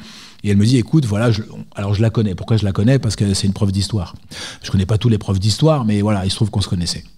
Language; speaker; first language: French; native; French